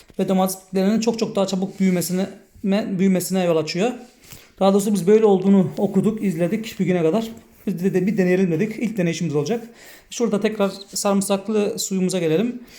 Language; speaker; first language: Turkish; native; Turkish